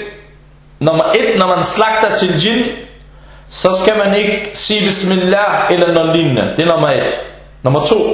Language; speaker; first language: Danish; non-native, fluent; Arabic